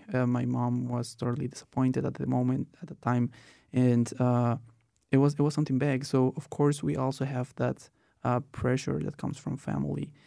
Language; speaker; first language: English; non-native, fluent; Spanish